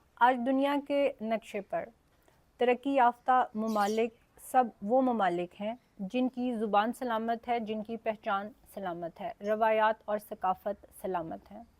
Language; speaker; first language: Urdu; non-native, local second language; Punjabi